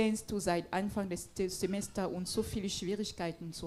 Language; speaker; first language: German; non-native, fluent; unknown